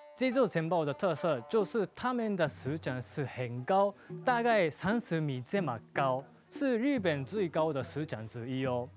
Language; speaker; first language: Chinese; non-native, fluent; Japanese